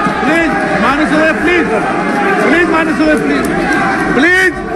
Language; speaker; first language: Hindi; native; Hindi